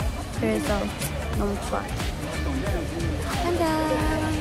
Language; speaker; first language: Korean; non-native, learner; Chinese